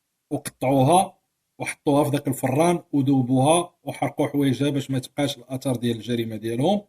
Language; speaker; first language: Arabic; native; Arabic